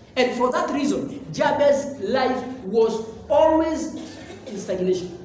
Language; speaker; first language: English; non-native, local second language; Swahili